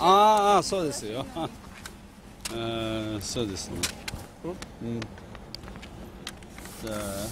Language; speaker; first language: Japanese; non-native, learner; Korean